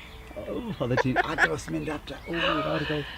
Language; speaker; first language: Welsh; native; Welsh